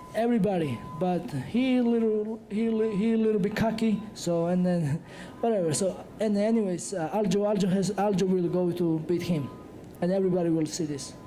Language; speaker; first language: English; non-native, learner; Georgian